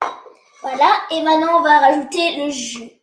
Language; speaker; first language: French; non-native, fluent; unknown